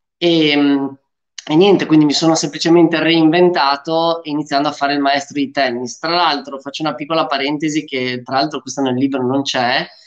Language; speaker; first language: Italian; early bilingual, other home language; Romanian